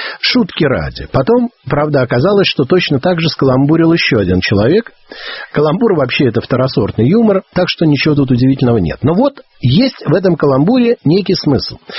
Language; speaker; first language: Russian; native; Russian